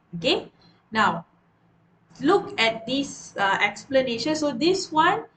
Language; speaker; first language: English; non-native, local second language; Malay